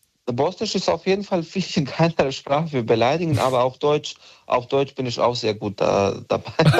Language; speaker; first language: German; non-native, local second language; Bosnian